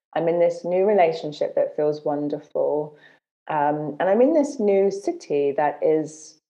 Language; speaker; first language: English; native; English